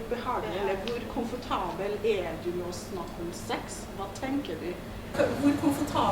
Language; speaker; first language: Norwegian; non-native, learner; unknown